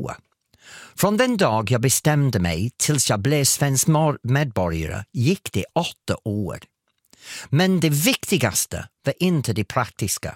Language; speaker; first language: Swedish; non-native, fluent; English